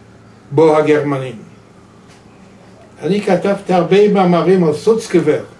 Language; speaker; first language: Hebrew; non-native, fluent; Yiddish